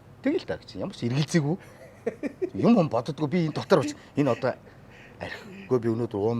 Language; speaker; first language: Mongolian; native; Mongolian